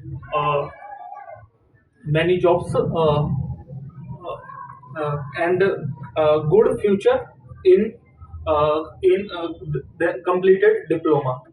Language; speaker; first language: English; non-native, learner; Hindi